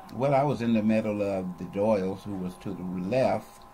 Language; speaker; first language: English; native; English